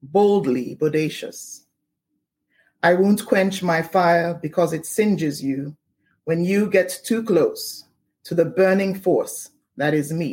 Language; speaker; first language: English; non-native, local second language; Ewe